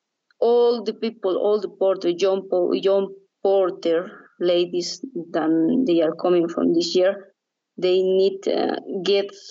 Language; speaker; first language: English; non-native, learner; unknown